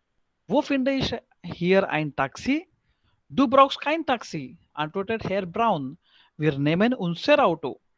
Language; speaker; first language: German; non-native, fluent; Marathi